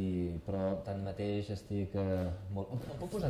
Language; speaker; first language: Catalan; native; Catalan